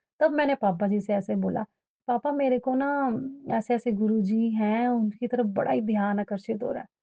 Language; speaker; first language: Hindi; native; Hindi